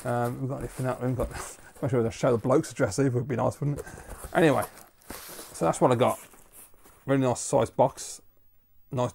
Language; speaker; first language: English; native; English